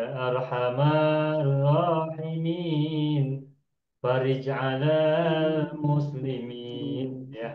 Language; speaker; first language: Arabic; non-native, fluent; Indonesian